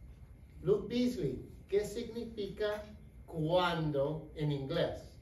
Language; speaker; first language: Spanish; non-native, fluent; English